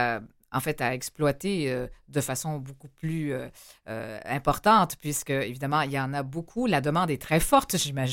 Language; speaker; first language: French; native; French